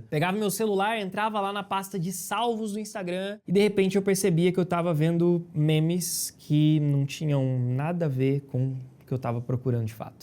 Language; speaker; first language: Portuguese; native; Portuguese